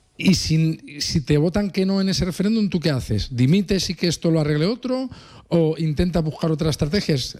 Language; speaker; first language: Spanish; native; Spanish